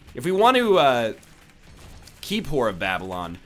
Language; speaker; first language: English; native; English